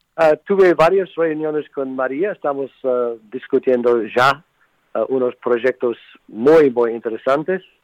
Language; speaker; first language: Spanish; non-native, fluent; English